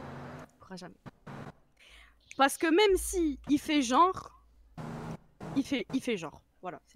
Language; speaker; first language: French; native; French